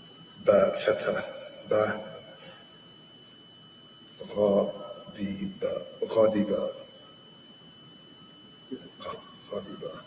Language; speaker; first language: Arabic; non-native, learner; English